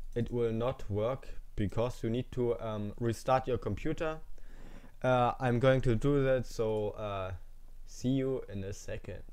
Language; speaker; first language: English; non-native, fluent; German